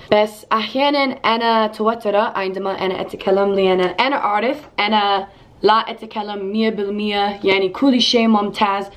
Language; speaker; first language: Arabic; non-native, learner; English